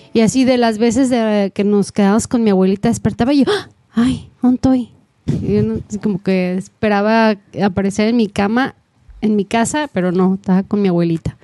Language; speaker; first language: Spanish; native; Spanish